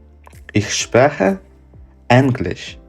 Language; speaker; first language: German; non-native, fluent; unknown